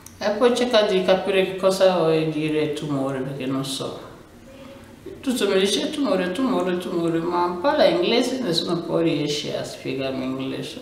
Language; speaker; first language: Italian; non-native, learner; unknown